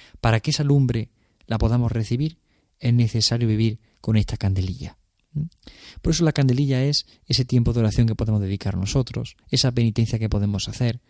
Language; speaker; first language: Spanish; native; Spanish